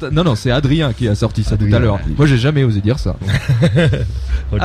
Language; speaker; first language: French; native; French